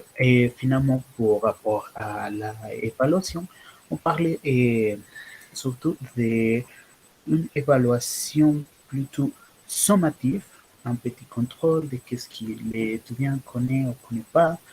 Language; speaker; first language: French; non-native, learner; Spanish